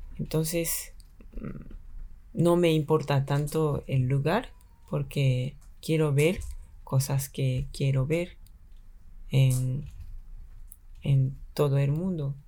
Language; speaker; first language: Spanish; non-native, fluent; Japanese